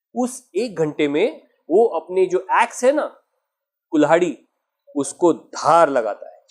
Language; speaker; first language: Hindi; non-native, local second language; Marathi